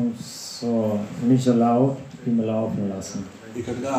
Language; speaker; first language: German; non-native, fluent; Russian